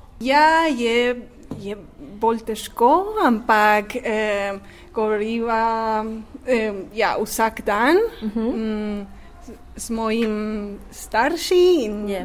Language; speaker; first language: Slovenian; non-native, learner; Spanish